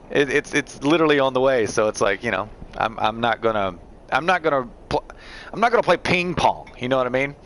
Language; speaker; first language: English; native; English